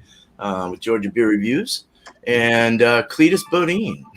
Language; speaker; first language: English; native; English